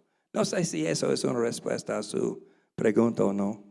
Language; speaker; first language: Spanish; non-native, learner; English